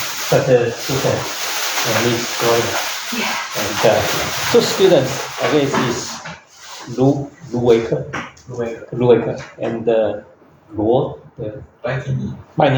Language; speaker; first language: English; non-native, fluent; Chinese